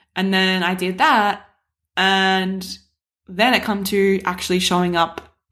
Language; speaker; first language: English; native; English